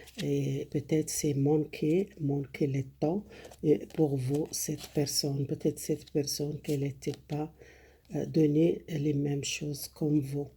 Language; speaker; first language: French; non-native, learner; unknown